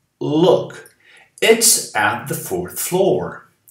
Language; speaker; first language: English; non-native, fluent; Portuguese